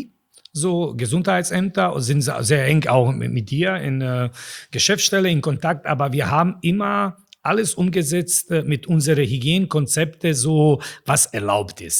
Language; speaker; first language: German; non-native, fluent; Bosnian